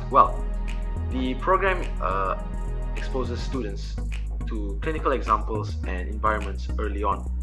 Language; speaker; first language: English; non-native, local second language; Malay